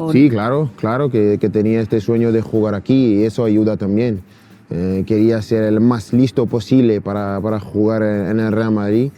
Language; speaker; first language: Spanish; non-native, fluent; French